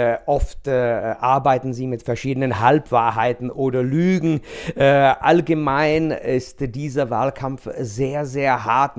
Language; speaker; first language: German; non-native, fluent; Czech